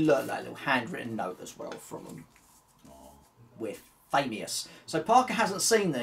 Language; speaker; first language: English; native; English